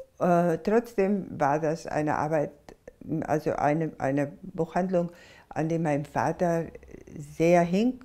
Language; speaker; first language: German; non-native, fluent; Spanish